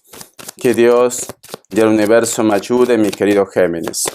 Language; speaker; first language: Spanish; native; Spanish